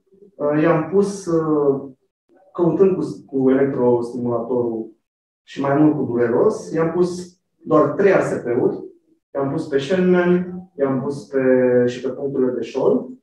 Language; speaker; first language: Romanian; native; Romanian